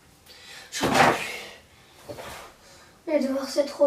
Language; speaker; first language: French; native; French